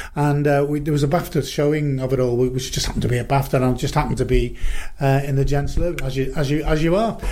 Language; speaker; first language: English; native; English